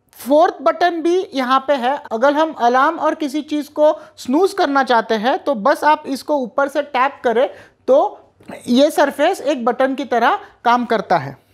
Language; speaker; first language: Hindi; non-native, local second language; Marathi